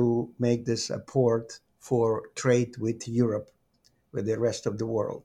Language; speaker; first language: English; non-native, fluent; Ukrainian